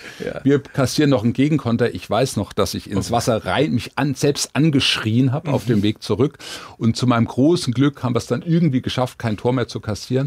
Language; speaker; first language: German; native; German